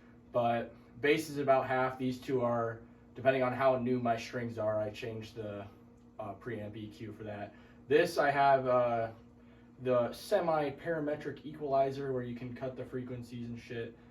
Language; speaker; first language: English; native; English